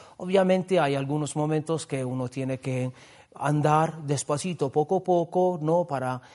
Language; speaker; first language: Spanish; non-native, fluent; Maltese